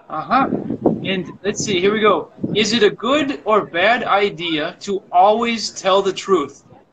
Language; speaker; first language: English; native; English